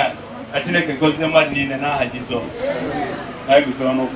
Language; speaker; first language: Igbo; native; Igbo